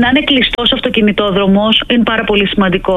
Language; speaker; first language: Greek; native; Greek